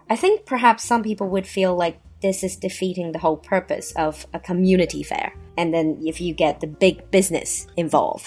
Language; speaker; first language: English; non-native, fluent; Chinese